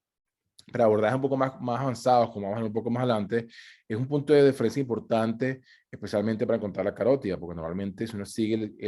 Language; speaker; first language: Spanish; native; Spanish